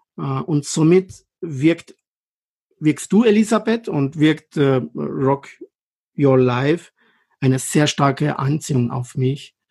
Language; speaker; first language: German; non-native, fluent; Persian